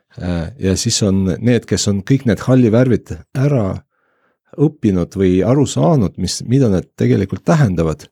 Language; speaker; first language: Estonian; non-native, local second language; Russian